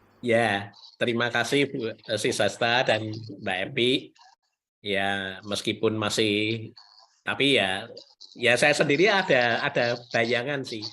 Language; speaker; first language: Malay; native; Malay